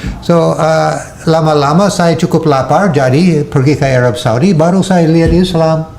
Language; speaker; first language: Indonesian; non-native, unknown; English